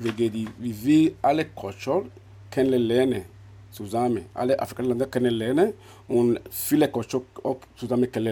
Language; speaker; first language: German; non-native, learner; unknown